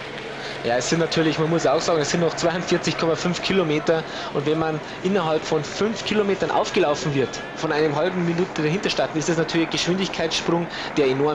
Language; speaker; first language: German; native; German